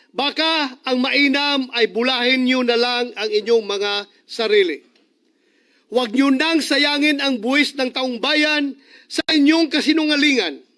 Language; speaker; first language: Filipino; non-native, local second language; Cebuano